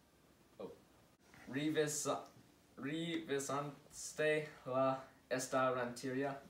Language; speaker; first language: Spanish; non-native, learner; English